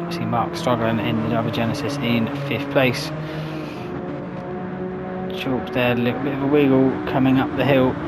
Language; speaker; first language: English; native; English